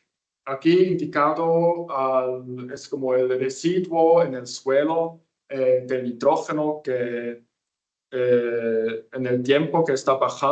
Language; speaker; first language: Spanish; non-native, fluent; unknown